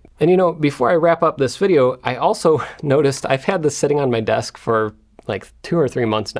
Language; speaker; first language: English; native; English